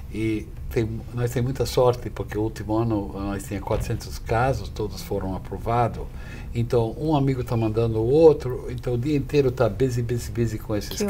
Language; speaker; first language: Portuguese; non-native, fluent; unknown